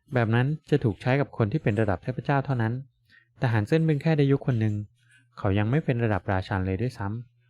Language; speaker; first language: Thai; native; Thai